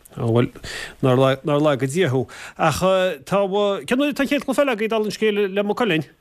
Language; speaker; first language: Irish; native; Irish